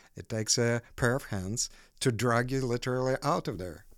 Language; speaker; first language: English; non-native, fluent; Ukrainian